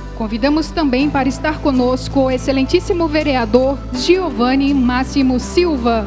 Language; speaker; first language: Portuguese; native; Portuguese